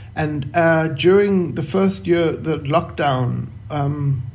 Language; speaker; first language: English; native; English